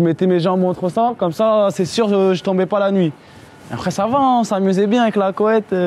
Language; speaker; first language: French; early bilingual, other home language; Portuguese